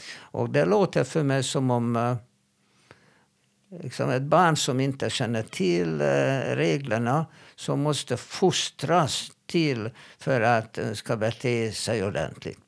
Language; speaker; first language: Swedish; non-native, fluent; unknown